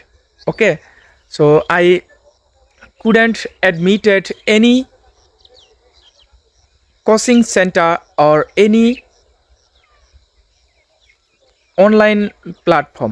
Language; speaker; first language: English; non-native, learner; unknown